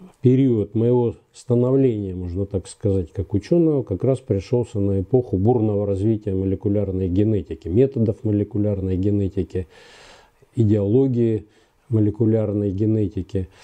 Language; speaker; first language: Russian; native; Russian